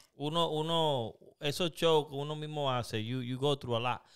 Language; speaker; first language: Spanish; early bilingual, heritage; Spanish